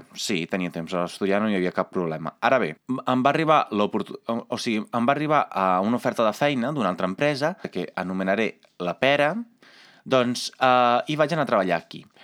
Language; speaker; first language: Catalan; non-native, fluent; Italian